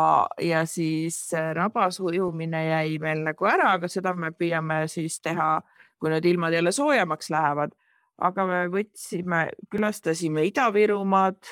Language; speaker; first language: Estonian; native; Estonian